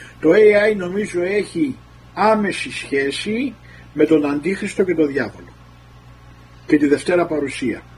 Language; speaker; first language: Greek; early bilingual, heritage; Greek